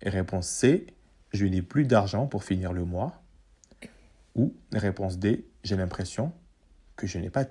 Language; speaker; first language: French; native; French